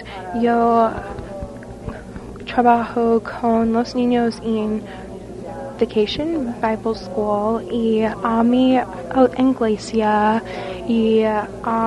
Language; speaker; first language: Spanish; non-native, learner; English